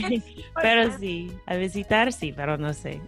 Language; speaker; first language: Spanish; non-native, fluent; English